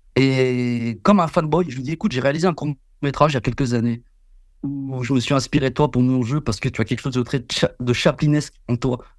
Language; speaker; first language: French; early bilingual, other home language; Vietnamese